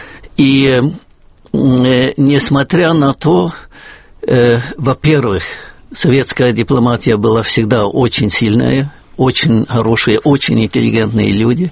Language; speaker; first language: Russian; non-native, fluent; German